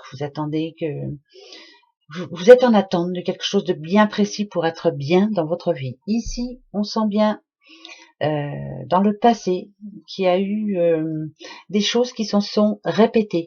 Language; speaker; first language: French; native; French